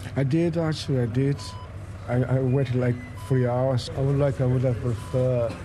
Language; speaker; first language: English; non-native, learner; Italian